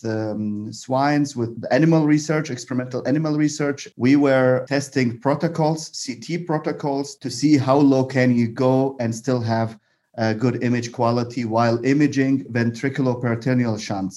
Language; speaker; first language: English; non-native, fluent; Arabic